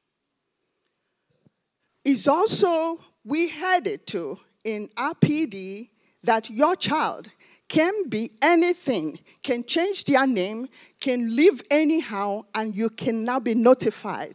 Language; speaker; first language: English; non-native, local second language; Igbo